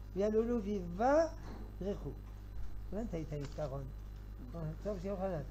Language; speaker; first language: Hebrew; non-native, fluent; French